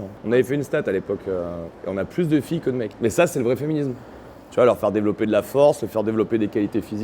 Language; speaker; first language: French; native; French